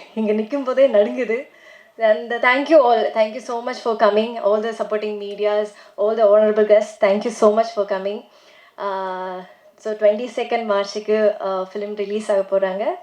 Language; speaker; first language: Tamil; non-native, learner; Malayalam